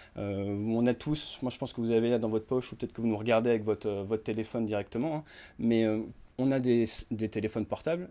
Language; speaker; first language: French; native; French